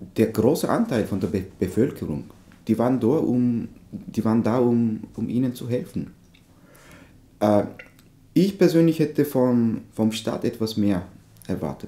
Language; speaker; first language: German; non-native, fluent; Turkish